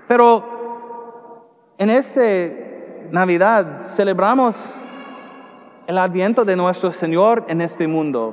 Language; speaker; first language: Spanish; non-native, learner; English